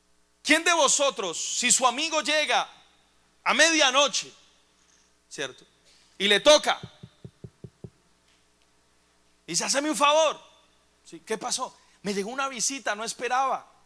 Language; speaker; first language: Spanish; native; Spanish